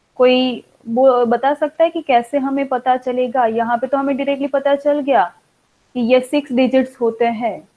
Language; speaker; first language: Hindi; non-native, local second language; Gujarati